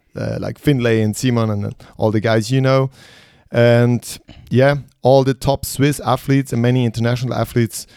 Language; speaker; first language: English; non-native, fluent; Swiss German